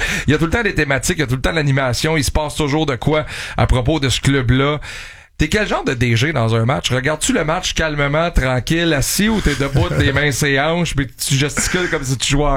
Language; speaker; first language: French; native; French